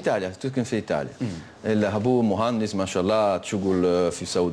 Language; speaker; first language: Arabic; non-native, learner; Italian